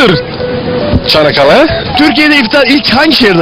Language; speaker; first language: Turkish; native; Turkish